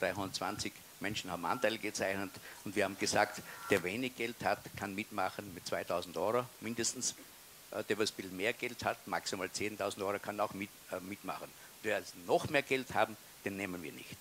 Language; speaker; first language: German; native; German